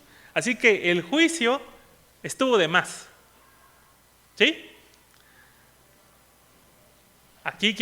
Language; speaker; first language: Spanish; native; Spanish